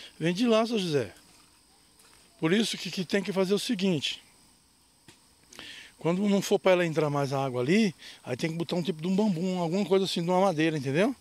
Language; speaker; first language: Portuguese; native; Portuguese